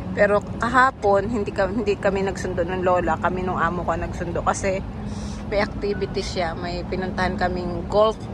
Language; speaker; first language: Filipino; native; Filipino